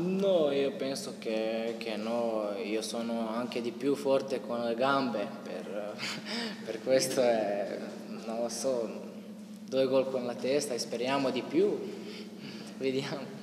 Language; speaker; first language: Italian; non-native, learner; Croatian